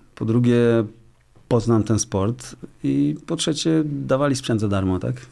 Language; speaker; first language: Polish; native; Polish